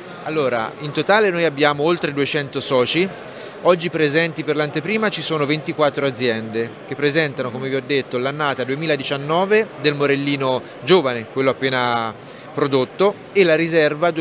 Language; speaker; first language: Italian; native; Italian